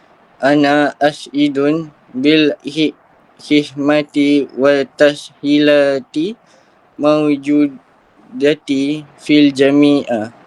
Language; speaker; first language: Arabic; non-native, learner; Malay